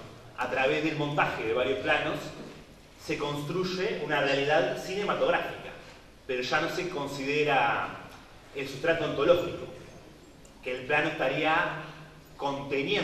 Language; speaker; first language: Spanish; native; Spanish